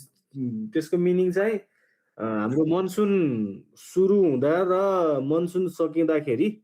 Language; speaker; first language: Nepali; native; Nepali